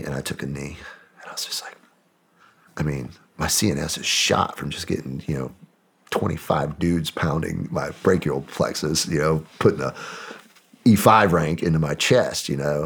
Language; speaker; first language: English; native; English